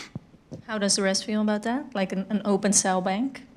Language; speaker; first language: English; non-native, fluent; Dutch